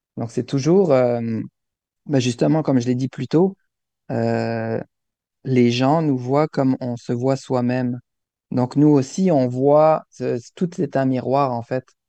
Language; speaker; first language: French; native; French